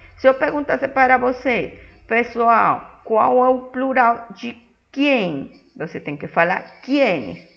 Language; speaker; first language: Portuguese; non-native, fluent; Spanish